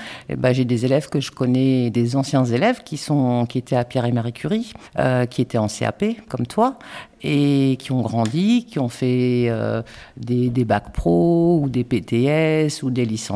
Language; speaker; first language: French; native; French